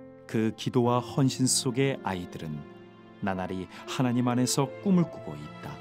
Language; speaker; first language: Korean; native; Korean